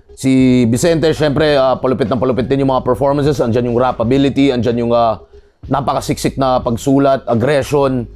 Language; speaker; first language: Filipino; native; Filipino